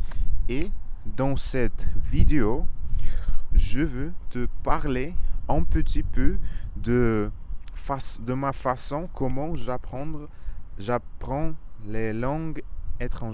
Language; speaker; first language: French; non-native, learner; Russian